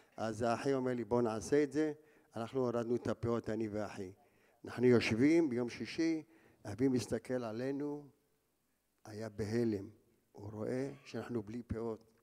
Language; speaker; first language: Hebrew; early bilingual, other home language; Arabic